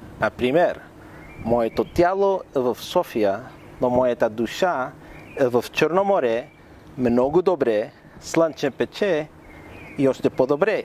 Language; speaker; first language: Bulgarian; non-native, fluent; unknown